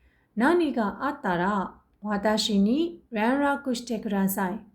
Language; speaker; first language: Japanese; non-native, fluent; Burmese